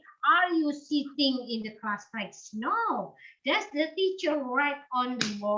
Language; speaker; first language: English; non-native, learner; Indonesian